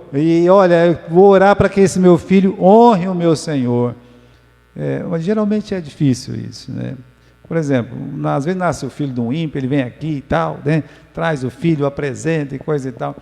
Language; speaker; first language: Portuguese; native; Portuguese